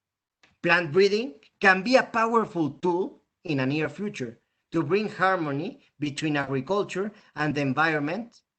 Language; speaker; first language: English; non-native, fluent; Spanish